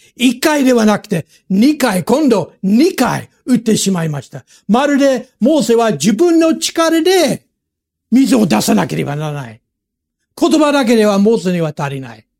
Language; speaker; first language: Japanese; non-native, fluent; English